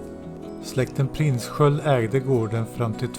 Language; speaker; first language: Swedish; native; Swedish